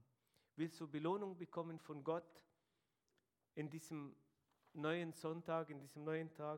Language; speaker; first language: German; non-native, fluent; Arabic